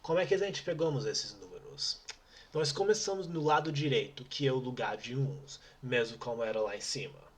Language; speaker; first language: Portuguese; non-native, fluent; English